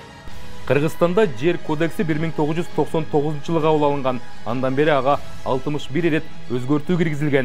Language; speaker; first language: Kyrgyz; native; Kyrgyz